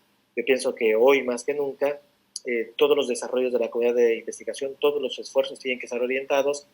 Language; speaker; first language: Spanish; native; Spanish